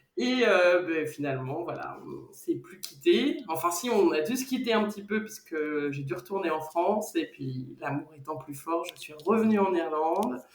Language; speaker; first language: French; native; French